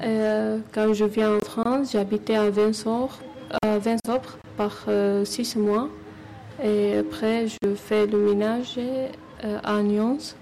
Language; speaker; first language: French; non-native, learner; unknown